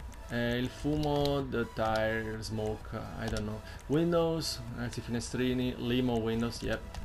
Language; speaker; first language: English; non-native, learner; Italian